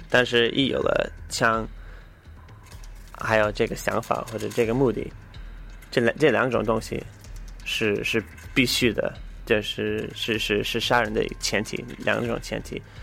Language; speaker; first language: Chinese; non-native, fluent; English